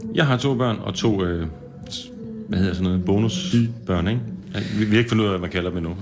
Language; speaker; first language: Danish; native; Danish